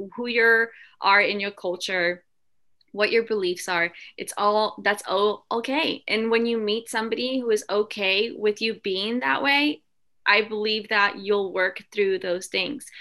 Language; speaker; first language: English; early bilingual, other home language; Spanish